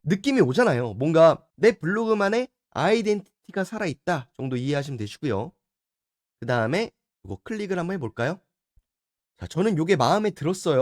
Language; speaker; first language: Korean; native; Korean